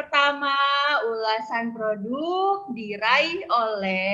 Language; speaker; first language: Indonesian; native; Indonesian